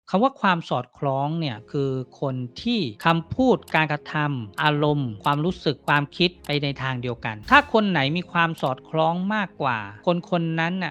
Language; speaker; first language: Thai; native; Thai